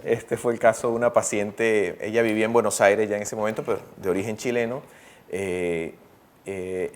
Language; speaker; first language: Spanish; native; Spanish